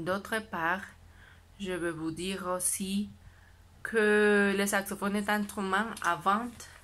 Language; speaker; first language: French; non-native, learner; Spanish